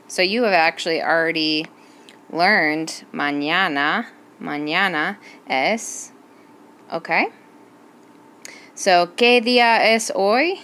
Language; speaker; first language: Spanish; non-native, fluent; English